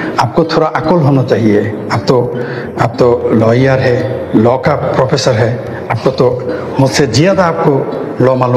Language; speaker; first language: Hindi; non-native, fluent; Bangla